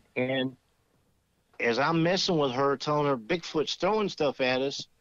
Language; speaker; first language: English; native; English